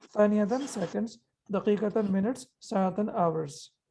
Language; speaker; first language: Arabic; non-native, fluent; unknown